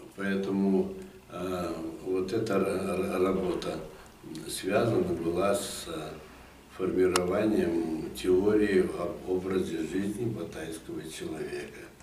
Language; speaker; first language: Russian; native; Russian